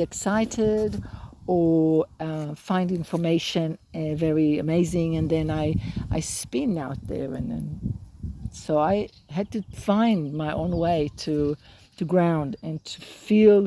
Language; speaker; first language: English; native; English